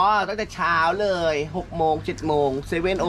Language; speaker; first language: English; non-native, learner; Thai